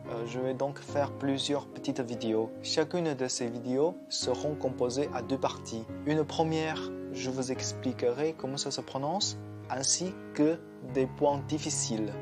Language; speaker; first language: French; non-native, fluent; Chinese